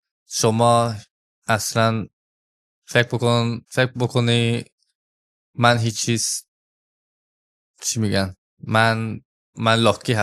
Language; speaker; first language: Persian; early bilingual, heritage; English